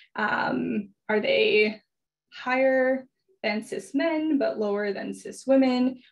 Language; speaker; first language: English; native; English